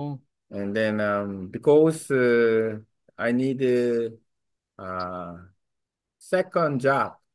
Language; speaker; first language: English; non-native, learner; Vietnamese